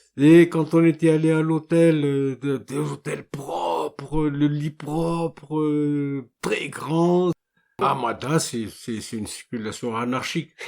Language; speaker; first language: French; non-native, local second language; Malagasy